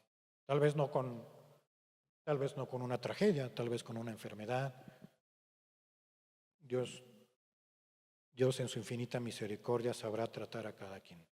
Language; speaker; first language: Spanish; native; Spanish